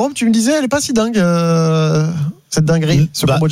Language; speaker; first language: French; native; French